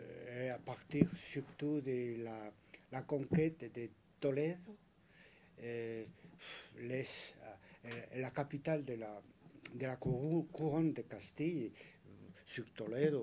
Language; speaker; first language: French; non-native, fluent; Spanish